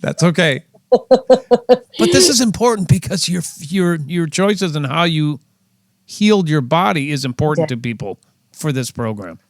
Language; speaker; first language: English; native; English